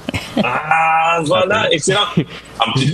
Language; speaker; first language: French; non-native, fluent; English